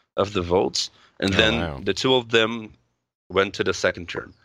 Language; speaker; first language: English; non-native, fluent; Portuguese